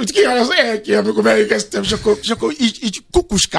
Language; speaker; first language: Hungarian; non-native, learner; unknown